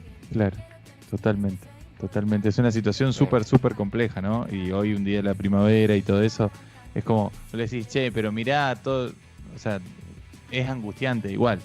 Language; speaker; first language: Spanish; native; Spanish